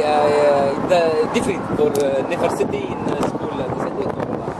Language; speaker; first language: English; non-native, learner; Arabic